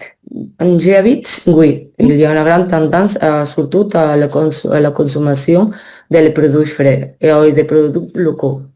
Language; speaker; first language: French; non-native, learner; Spanish